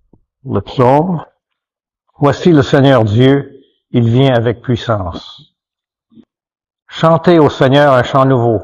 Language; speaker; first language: French; native; French